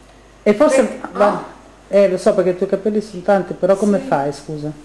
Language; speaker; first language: Italian; native; Italian